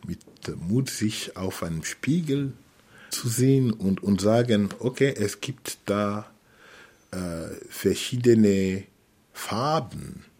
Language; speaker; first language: German; non-native, fluent; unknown